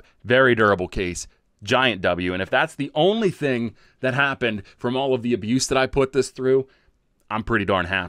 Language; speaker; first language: English; native; English